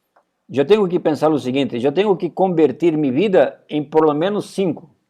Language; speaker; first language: Spanish; non-native, fluent; Portuguese